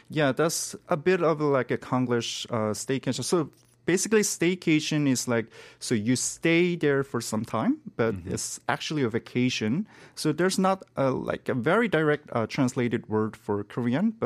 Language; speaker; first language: English; non-native, fluent; Korean